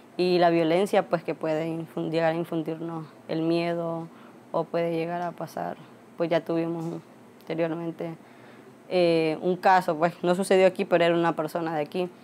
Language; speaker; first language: Spanish; native; Spanish